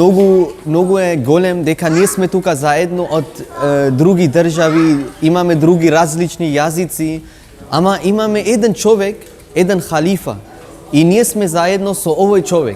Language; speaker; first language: Macedonian; non-native, local second language; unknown